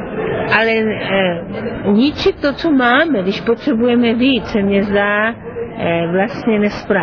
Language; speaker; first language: Czech; non-native, fluent; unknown